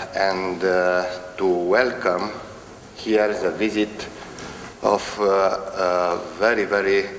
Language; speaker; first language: English; non-native, fluent; Romanian